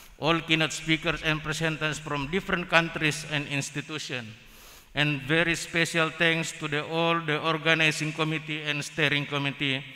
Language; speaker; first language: English; non-native, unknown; Indonesian